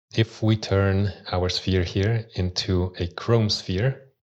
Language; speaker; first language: English; early bilingual, other home language; Swiss German